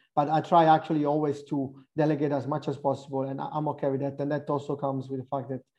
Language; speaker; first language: English; non-native, fluent; Italian